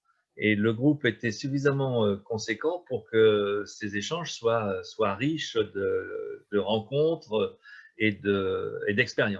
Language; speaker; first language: French; native; French